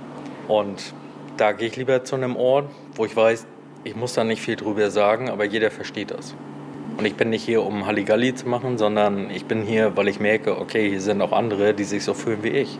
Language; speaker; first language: German; native; German